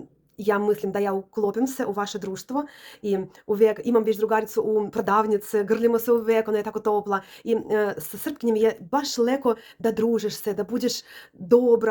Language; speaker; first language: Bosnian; non-native, learner; Russian